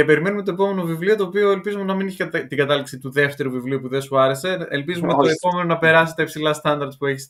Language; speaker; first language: Greek; native; Greek